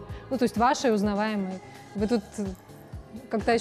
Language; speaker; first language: Russian; native; Russian